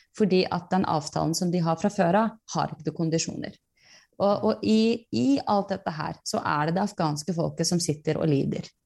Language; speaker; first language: Norwegian; early bilingual, other home language; Persian